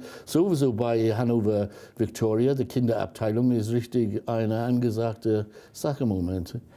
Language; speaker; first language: German; non-native, fluent; English